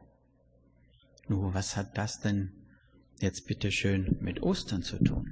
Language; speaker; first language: German; native; German